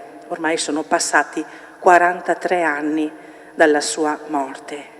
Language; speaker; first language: Italian; native; Italian